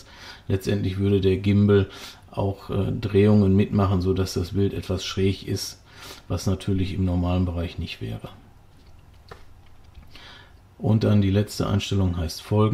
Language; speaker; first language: German; native; German